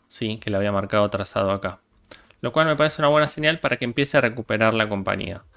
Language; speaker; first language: Spanish; native; Spanish